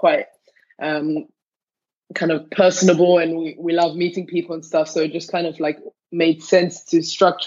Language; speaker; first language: English; native; English